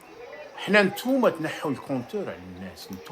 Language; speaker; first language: Arabic; native; Arabic